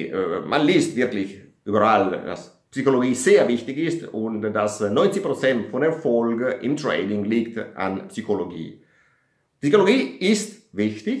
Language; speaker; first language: German; non-native, fluent; Italian